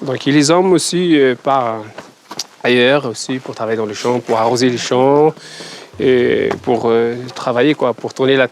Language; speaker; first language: French; non-native, local second language; Berber languages